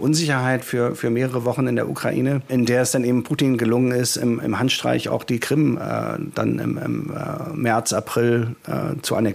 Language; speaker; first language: German; native; German